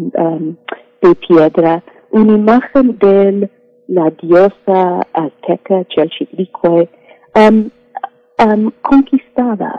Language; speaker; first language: Spanish; non-native, fluent; English